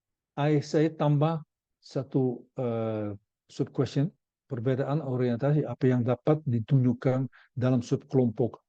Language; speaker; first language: Indonesian; non-native, learner; Dutch